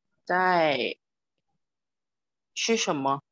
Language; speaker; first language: Chinese; non-native, learner; Thai